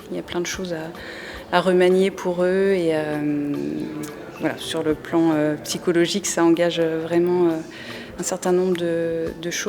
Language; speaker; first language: French; native; French